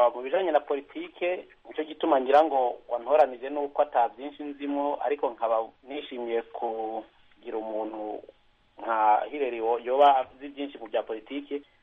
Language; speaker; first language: Rundi; early bilingual, heritage; Rundi